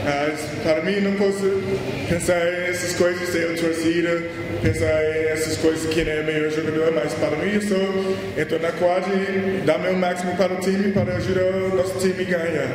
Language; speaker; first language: Portuguese; non-native, learner; English